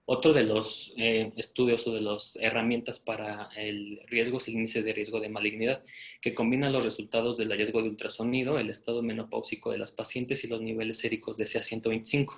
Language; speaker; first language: Spanish; native; Spanish